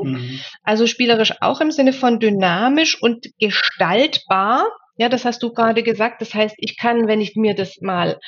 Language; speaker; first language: German; native; German